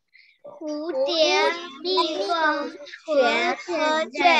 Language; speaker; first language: Chinese; early bilingual, heritage; Chinese